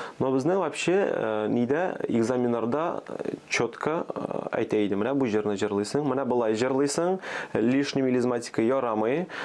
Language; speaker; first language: Tatar; early bilingual, other home language; Armenian